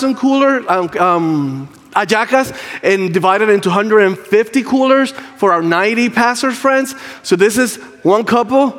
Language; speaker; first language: English; non-native, fluent; Spanish